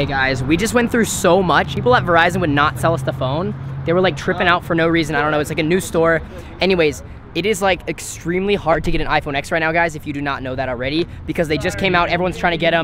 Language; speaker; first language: English; native; English